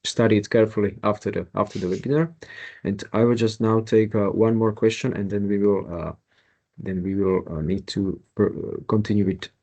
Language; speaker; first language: English; non-native, fluent; Slovak